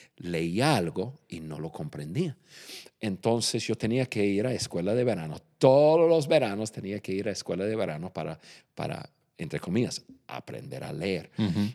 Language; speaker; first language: Spanish; non-native, fluent; English